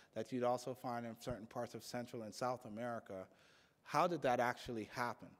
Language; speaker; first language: English; native; English